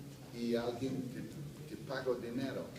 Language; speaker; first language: Spanish; non-native, fluent; English